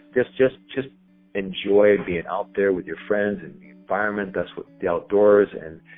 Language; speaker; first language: English; native; English